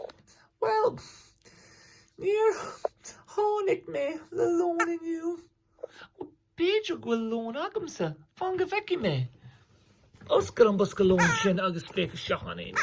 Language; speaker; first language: Irish; non-native, local second language; English